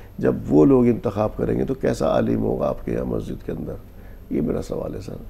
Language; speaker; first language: Urdu; native; Urdu